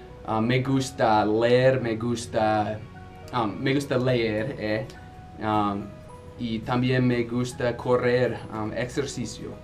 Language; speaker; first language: Spanish; non-native, fluent; English